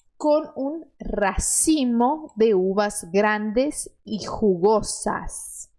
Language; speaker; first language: Spanish; non-native, fluent; Portuguese